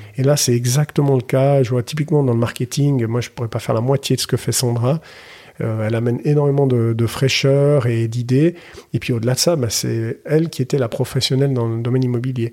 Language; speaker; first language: French; native; French